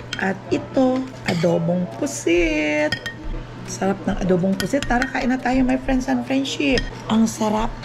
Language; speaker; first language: Filipino; non-native, local second language; Aklanon